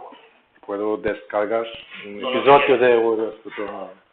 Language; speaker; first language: Spanish; non-native, learner; Turkish